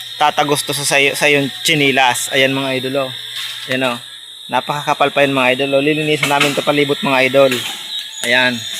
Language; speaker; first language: Filipino; non-native, local second language; Bikol